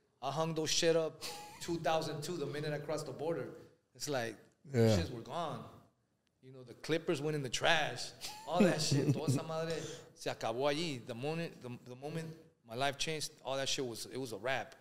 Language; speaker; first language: English; early bilingual, other home language; Spanish